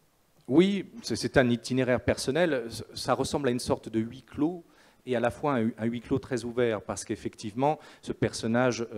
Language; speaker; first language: French; native; French